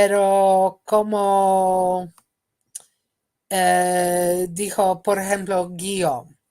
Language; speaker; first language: Spanish; non-native, fluent; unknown